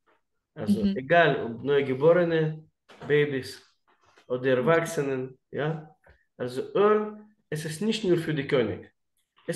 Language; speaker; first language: German; non-native, learner; Russian